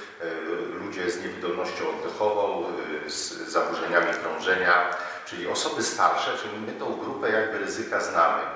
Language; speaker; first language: Polish; native; Polish